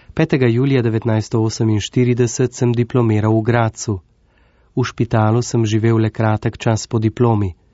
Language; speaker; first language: Slovenian; native; Slovenian